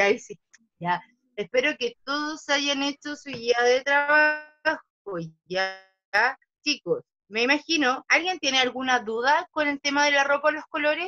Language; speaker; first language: Spanish; native; Spanish